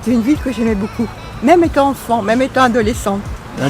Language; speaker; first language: French; native; French